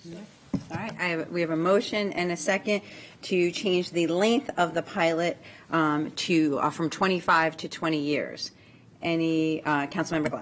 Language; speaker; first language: English; native; English